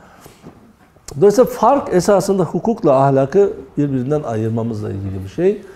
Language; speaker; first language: Turkish; native; Turkish